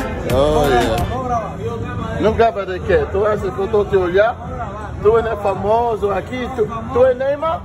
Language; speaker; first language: Spanish; non-native, learner; English